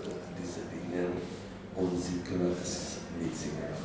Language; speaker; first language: German; non-native, learner; Czech